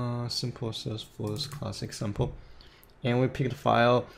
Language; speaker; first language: English; non-native, fluent; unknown